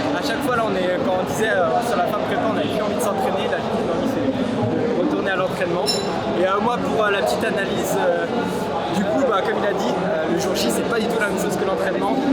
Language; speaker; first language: French; native; French